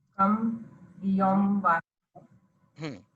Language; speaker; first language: Arabic; non-native, learner; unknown